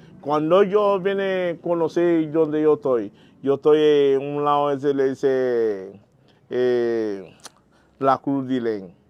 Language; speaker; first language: Spanish; non-native, learner; Haitian Creole